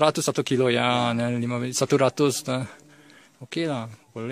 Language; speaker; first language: Indonesian; non-native, learner; Czech